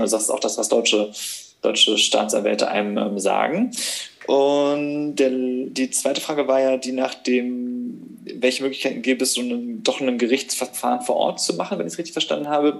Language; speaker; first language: German; native; German